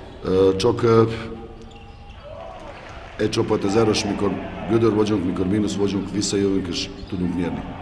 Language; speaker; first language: Hungarian; non-native, learner; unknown